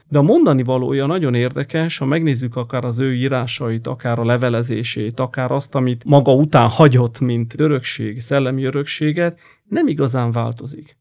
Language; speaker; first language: Hungarian; non-native, fluent; Italian